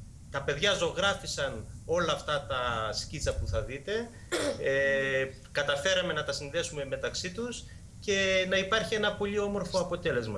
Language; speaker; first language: Greek; native; Greek